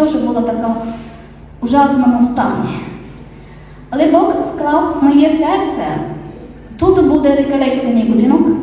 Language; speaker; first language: Ukrainian; non-native, learner; Polish